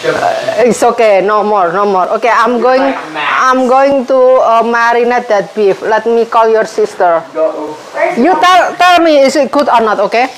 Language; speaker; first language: English; non-native, learner; Indonesian